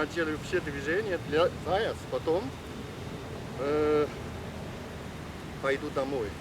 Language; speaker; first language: Russian; non-native, learner; Chinese